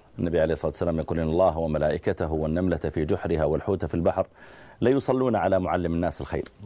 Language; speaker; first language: Arabic; native; Arabic